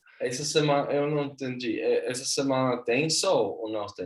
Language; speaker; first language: Portuguese; non-native, learner; Swedish